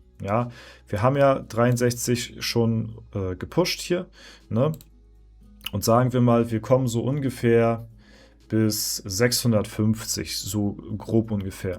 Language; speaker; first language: German; native; German